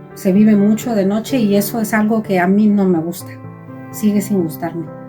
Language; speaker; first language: Spanish; native; Spanish